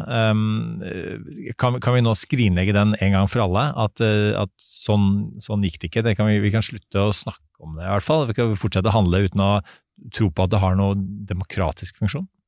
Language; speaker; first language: Norwegian; native; Norwegian